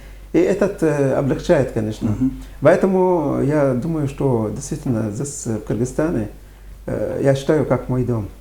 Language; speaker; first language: Russian; non-native, fluent; Arabic